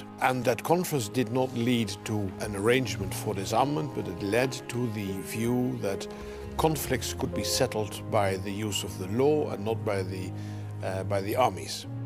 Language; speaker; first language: English; non-native, fluent; Dutch